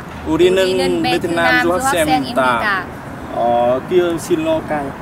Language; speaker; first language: Korean; non-native, learner; Vietnamese